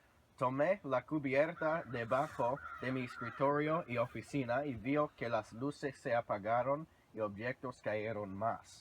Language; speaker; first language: Spanish; non-native, learner; English